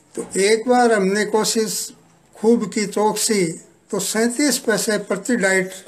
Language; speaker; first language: Hindi; native; Hindi